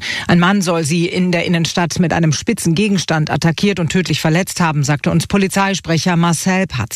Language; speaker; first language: German; native; German